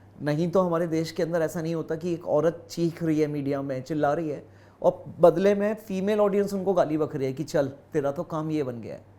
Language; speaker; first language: Hindi; native; Hindi